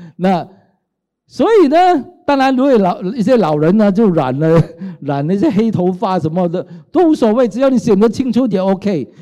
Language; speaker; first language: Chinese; non-native, local second language; Cantonese